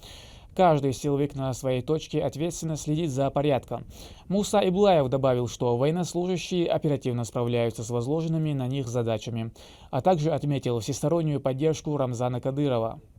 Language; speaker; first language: Russian; native; Russian